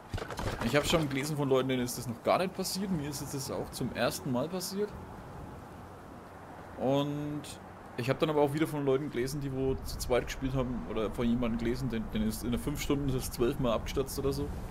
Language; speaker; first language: German; native; German